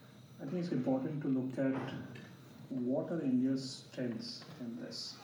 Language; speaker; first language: English; non-native, local second language; Bangla